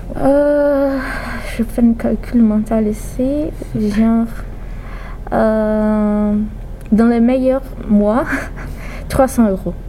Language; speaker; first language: French; non-native, fluent; Portuguese